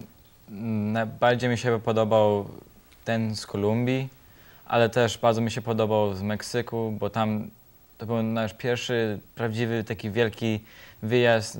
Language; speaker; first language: Polish; early bilingual, heritage; Polish